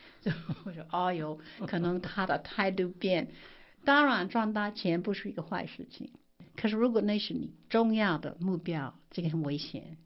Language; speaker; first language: Chinese; non-native, fluent; English